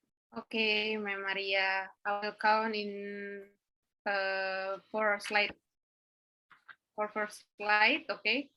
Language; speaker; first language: English; non-native, learner; Indonesian